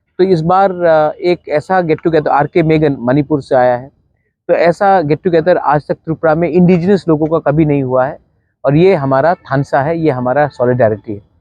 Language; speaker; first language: Hindi; non-native, local second language; Kok Borok